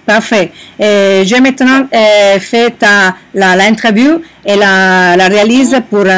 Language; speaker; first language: French; non-native, learner; Italian